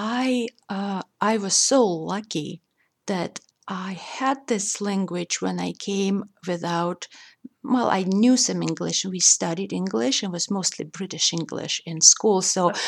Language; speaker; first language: English; non-native, fluent; Russian